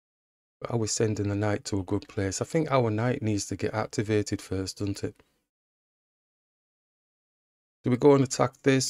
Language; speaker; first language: English; native; English